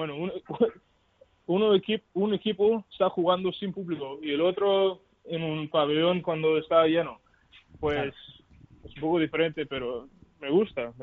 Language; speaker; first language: Spanish; non-native, learner; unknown